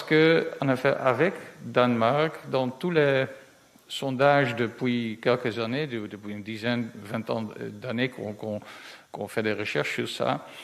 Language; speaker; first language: French; non-native, fluent; Dutch